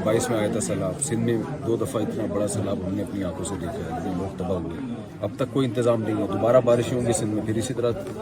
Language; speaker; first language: Urdu; native; Urdu